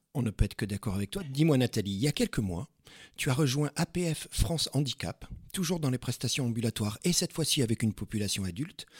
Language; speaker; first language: French; native; French